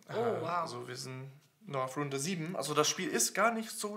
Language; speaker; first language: German; non-native, fluent; English